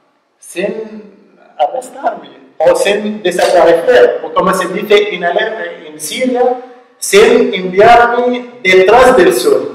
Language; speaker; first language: Spanish; non-native, learner; Arabic